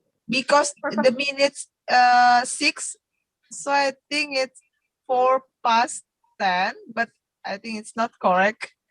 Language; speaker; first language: English; non-native, learner; Indonesian